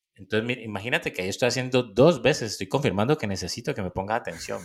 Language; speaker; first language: Spanish; native; Spanish